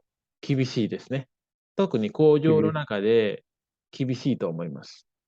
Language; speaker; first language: Japanese; non-native, fluent; Indonesian